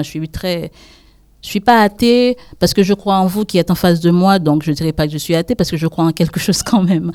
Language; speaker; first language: French; non-native, local second language; Haitian Creole